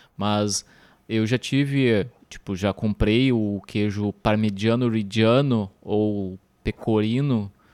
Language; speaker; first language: Portuguese; native; Portuguese